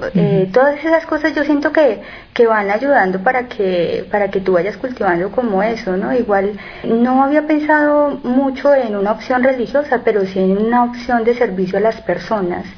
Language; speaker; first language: Spanish; native; Spanish